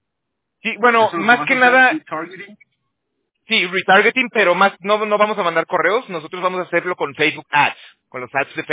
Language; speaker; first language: Spanish; native; Spanish